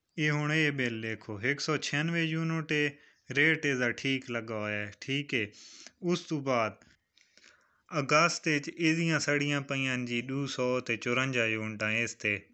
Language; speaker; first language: Punjabi; non-native, local second language; Saraiki